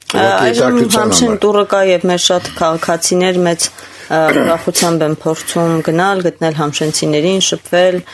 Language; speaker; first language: Armenian; native; Armenian